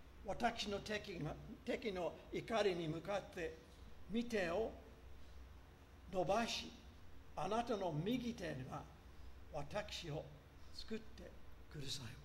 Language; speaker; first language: Japanese; non-native, fluent; English